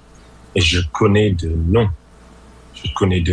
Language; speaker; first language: French; non-native, fluent; English